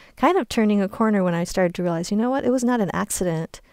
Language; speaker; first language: English; native; English